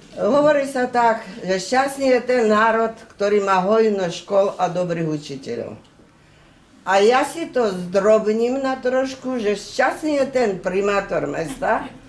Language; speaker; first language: Slovak; native; Slovak